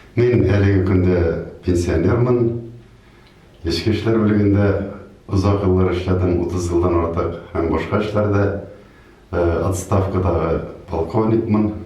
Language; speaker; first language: Tatar; native; Tatar